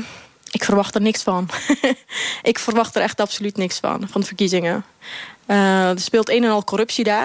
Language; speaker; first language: Dutch; early bilingual, other home language; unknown